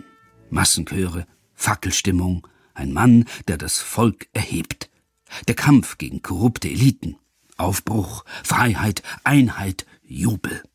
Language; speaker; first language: German; native; German